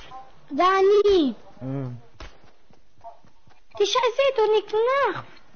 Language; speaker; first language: German; non-native, learner; Portuguese